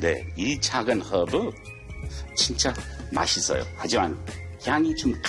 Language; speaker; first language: Korean; non-native, learner; English